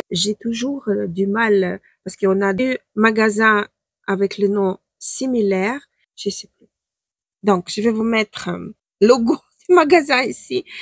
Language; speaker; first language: French; non-native, fluent; Ukrainian